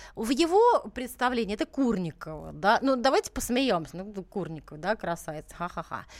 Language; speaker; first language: Russian; native; Russian